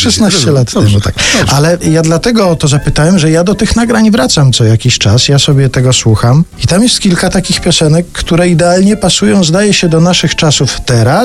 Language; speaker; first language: Polish; native; Polish